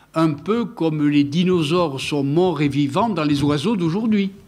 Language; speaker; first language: French; non-native, local second language; Occitan